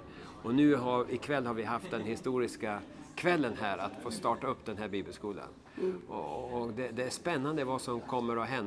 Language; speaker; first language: Swedish; native; Swedish